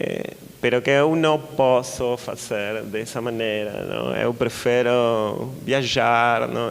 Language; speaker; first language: Portuguese; non-native, learner; Spanish